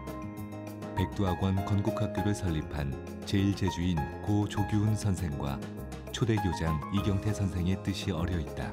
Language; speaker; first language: Korean; native; Korean